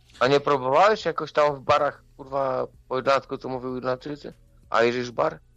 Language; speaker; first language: Polish; native; Polish